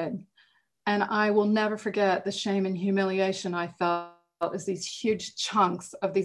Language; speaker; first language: English; native; English